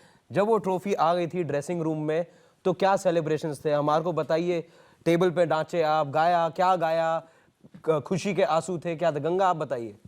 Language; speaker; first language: Hindi; native; Hindi